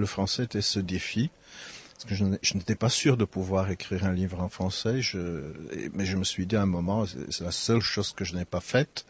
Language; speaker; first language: French; non-native, fluent; Czech